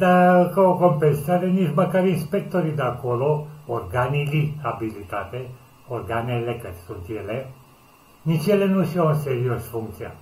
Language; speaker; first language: Romanian; native; Romanian